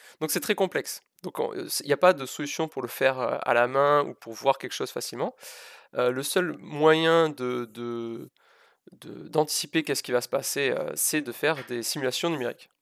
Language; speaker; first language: French; native; French